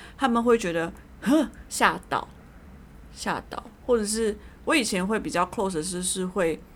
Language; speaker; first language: Chinese; early bilingual, heritage; Chinese